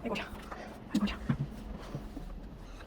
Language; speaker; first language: Korean; native; Korean